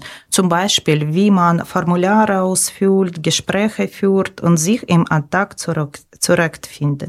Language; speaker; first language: German; non-native, learner; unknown